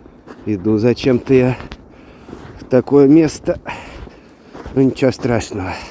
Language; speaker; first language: Russian; native; Russian